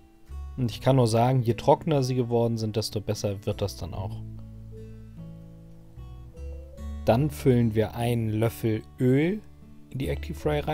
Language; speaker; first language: German; native; German